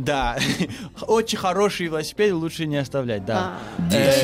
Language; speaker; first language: Russian; early bilingual, heritage; Russian